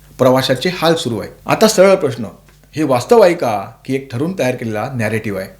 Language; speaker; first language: Marathi; native; Marathi